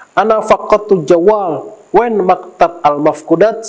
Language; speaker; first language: Arabic; non-native, learner; Indonesian